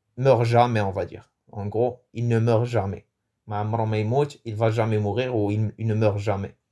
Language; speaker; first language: French; non-native, local second language; Arabic